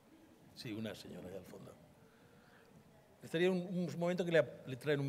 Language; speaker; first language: Spanish; native; Spanish